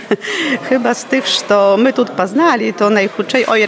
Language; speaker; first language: Polish; non-native, local second language; Belarusian